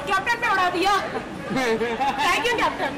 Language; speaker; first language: Hindi; native; Hindi